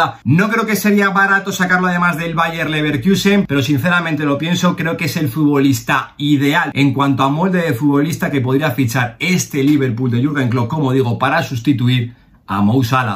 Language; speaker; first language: Spanish; native; Spanish